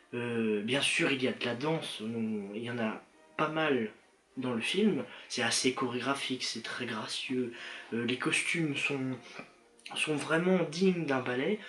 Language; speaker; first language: French; native; French